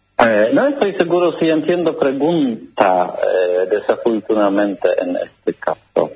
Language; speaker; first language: Spanish; non-native, learner; Polish